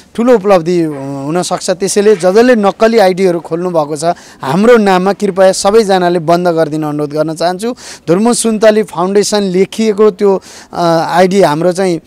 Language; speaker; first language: Nepali; native; Nepali